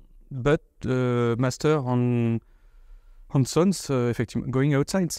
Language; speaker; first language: English; non-native, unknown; French